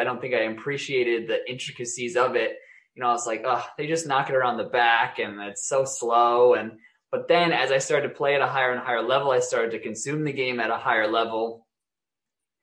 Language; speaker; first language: English; native; English